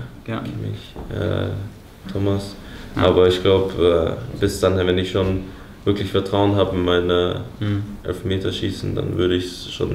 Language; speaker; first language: German; early bilingual, heritage; English